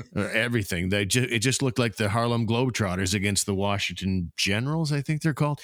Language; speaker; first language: English; native; English